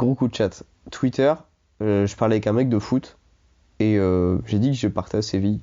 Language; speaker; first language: French; native; French